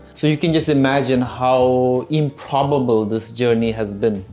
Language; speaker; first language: English; non-native, fluent; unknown